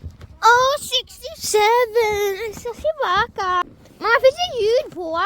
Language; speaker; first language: Swedish; early bilingual, other home language; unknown